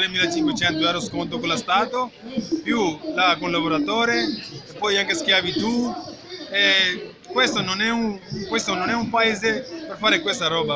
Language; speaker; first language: Italian; non-native, learner; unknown